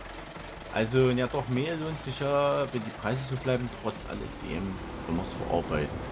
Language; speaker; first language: German; native; German